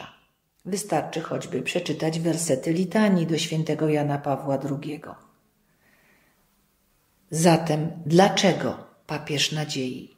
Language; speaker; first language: Polish; native; Polish